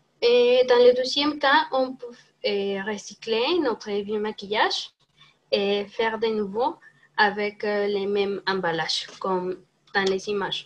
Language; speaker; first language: French; non-native, learner; Spanish